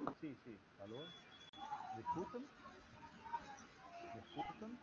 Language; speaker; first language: Spanish; non-native, learner; Portuguese